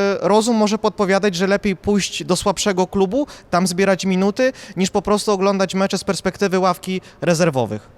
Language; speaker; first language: Polish; native; Polish